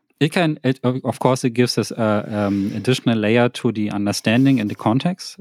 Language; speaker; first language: English; non-native, fluent; German